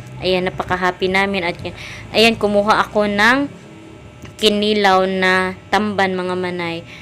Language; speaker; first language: Filipino; non-native, local second language; Cebuano